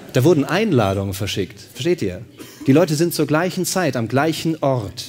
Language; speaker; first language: German; native; German